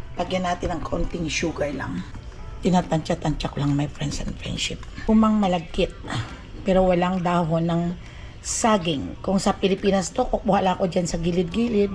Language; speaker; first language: Filipino; non-native, local second language; Cebuano